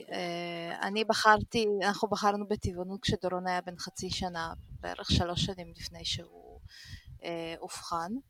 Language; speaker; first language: Hebrew; early bilingual, other home language; Russian